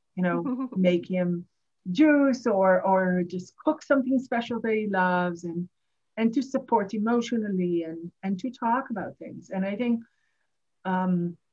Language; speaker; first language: English; non-native, fluent; Hebrew